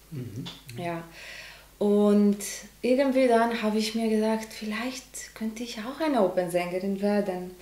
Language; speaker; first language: German; non-native, learner; Macedonian